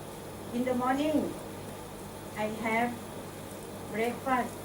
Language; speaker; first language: English; non-native, learner; Thai